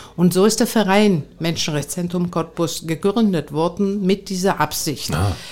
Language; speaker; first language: German; non-native, fluent; Greek